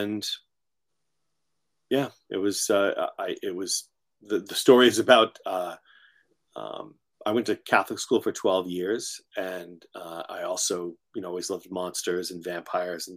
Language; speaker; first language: English; native; English